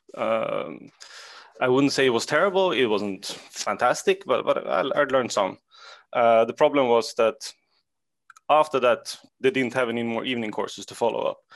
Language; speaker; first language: English; non-native, fluent; Swedish